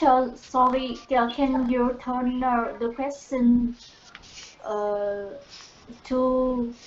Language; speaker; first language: English; non-native, learner; Vietnamese